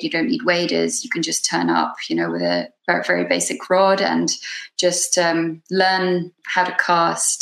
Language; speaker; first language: English; native; English